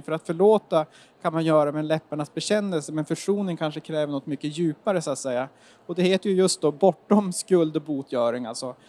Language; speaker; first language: Swedish; native; Swedish